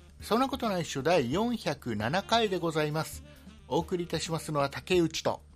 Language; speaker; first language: Japanese; native; Japanese